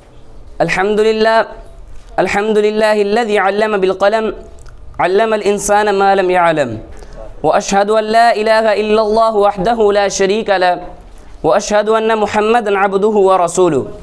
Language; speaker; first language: Arabic; non-native, learner; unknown